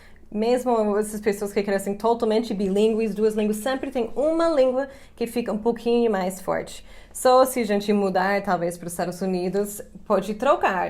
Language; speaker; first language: Portuguese; non-native, fluent; English